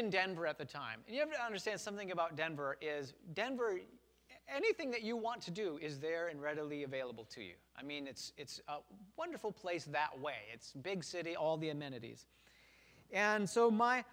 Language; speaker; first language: English; native; English